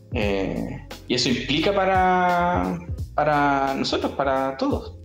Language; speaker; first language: Spanish; native; Spanish